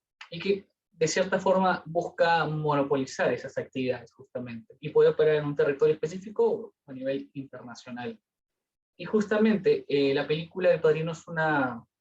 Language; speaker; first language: Spanish; native; Spanish